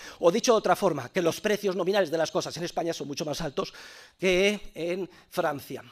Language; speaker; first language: Spanish; native; Spanish